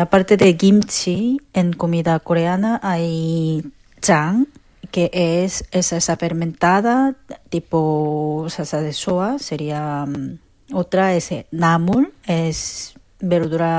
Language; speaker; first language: Spanish; non-native, fluent; Korean